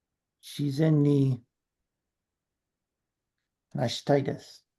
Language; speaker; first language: Japanese; non-native, learner; English